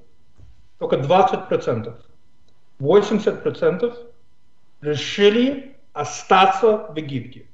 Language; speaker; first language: Russian; non-native, fluent; English